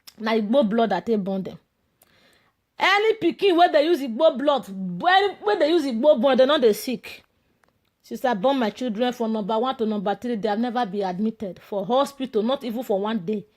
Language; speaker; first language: Nigerian Pidgin; non-native, local second language; Bini